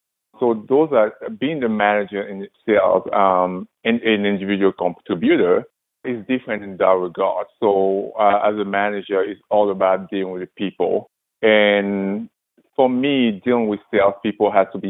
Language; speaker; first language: English; non-native, local second language; French